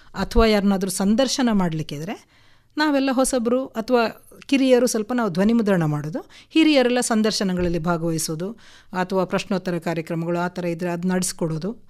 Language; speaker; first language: Kannada; non-native, local second language; Konkani